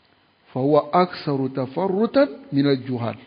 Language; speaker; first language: Arabic; non-native, fluent; French